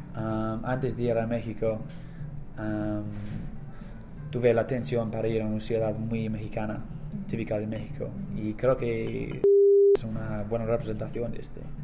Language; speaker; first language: Spanish; non-native, learner; English